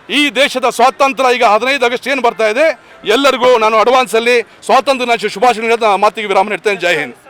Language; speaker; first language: Kannada; native; Kannada